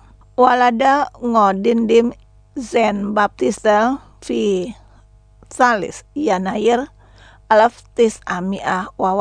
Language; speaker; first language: Arabic; non-native, fluent; Indonesian